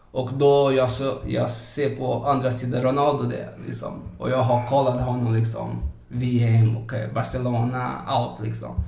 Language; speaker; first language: Swedish; non-native, fluent; Portuguese